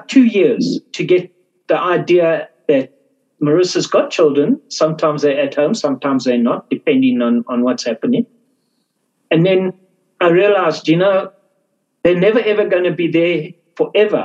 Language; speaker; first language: English; native; English